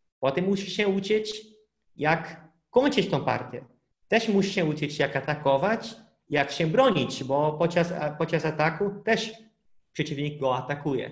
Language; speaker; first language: Polish; non-native, fluent; Portuguese